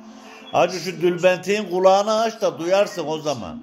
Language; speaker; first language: Turkish; native; Turkish